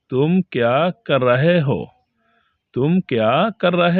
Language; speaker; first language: Hindi; non-native, fluent; Bangla